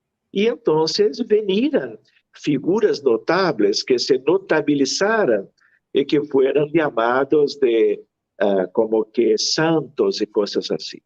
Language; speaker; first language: Spanish; non-native, fluent; Portuguese